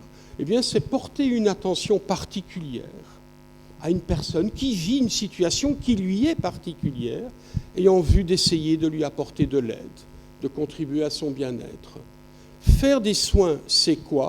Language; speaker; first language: French; native; French